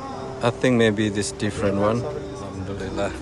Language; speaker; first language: English; non-native, learner; Indonesian